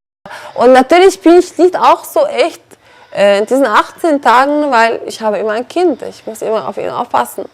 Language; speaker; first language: German; non-native, learner; Arabic